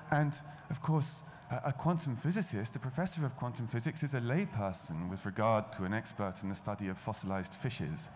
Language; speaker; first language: English; native; English